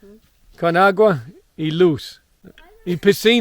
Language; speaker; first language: Spanish; non-native, learner; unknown